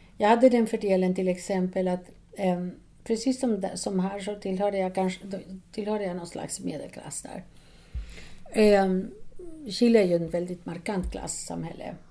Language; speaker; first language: Swedish; non-native, fluent; Spanish